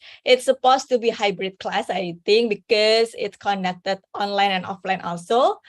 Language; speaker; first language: English; non-native, fluent; Indonesian